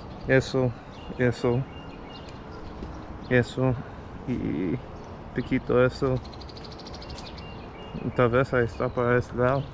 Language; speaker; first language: Spanish; non-native, learner; English